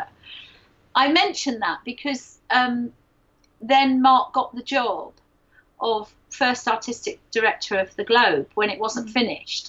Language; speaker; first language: English; native; English